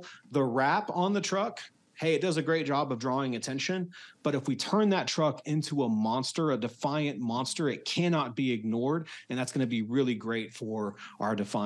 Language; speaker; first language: English; native; English